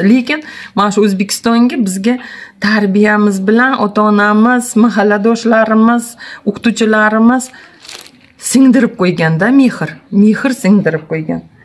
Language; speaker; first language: Uzbek; non-native, local second language; Tatar